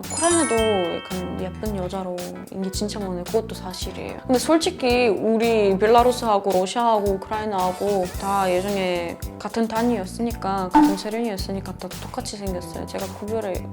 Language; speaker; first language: Korean; non-native, fluent; Russian